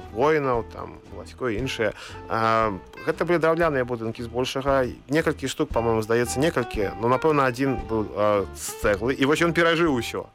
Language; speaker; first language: Belarusian; native; Belarusian